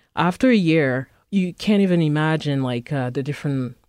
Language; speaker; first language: English; non-native, local second language; French